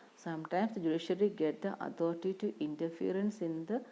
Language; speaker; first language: English; non-native, local second language; Malayalam